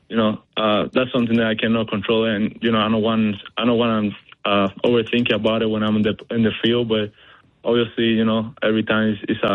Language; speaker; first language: English; non-native, fluent; Spanish